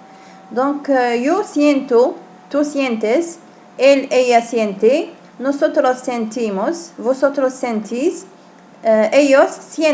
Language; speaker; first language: Spanish; non-native, fluent; Arabic